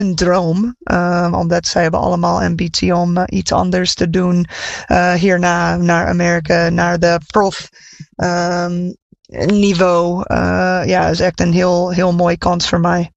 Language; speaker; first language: Dutch; non-native, fluent; English